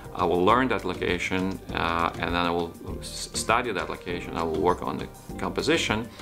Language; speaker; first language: English; non-native, fluent; Ukrainian